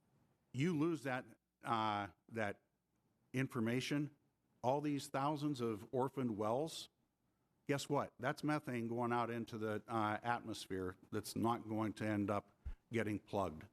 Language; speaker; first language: English; native; English